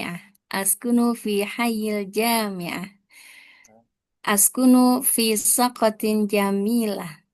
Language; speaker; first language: Arabic; non-native, learner; Indonesian